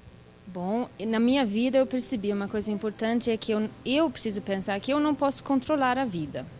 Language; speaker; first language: Portuguese; non-native, fluent; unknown